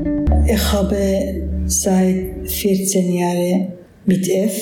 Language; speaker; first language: German; non-native, learner; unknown